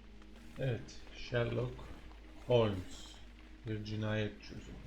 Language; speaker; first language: Turkish; native; Turkish